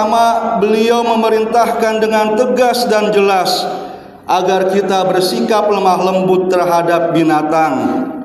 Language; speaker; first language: Indonesian; native; Indonesian